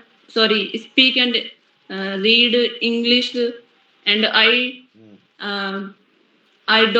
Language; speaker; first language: English; non-native, learner; Hindi